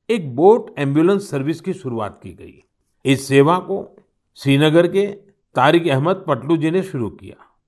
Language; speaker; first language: Hindi; non-native, local second language; Gujarati